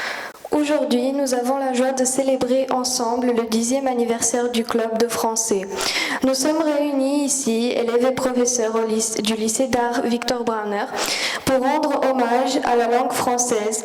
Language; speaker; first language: French; non-native, learner; Romanian